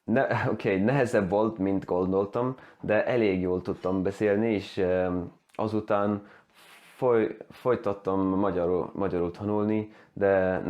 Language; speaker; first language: Hungarian; non-native, learner; Swedish